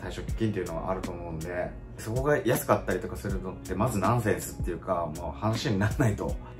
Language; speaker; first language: Japanese; native; Japanese